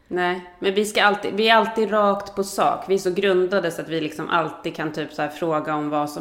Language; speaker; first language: Swedish; native; Swedish